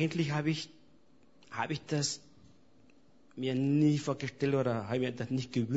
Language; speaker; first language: German; non-native, fluent; Spanish